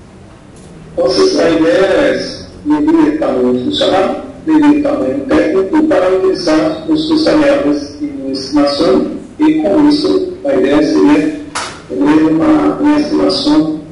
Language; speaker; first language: Spanish; non-native, fluent; Portuguese